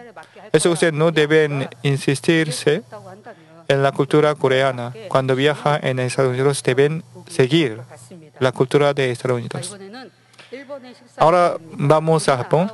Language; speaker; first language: Spanish; non-native, learner; Korean